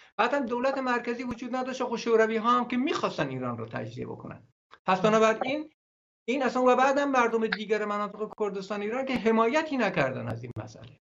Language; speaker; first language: Persian; non-native, local second language; Gurani